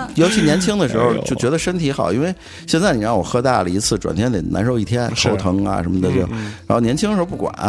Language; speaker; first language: Chinese; native; Chinese